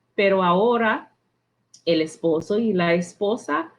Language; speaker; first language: Spanish; non-native, learner; English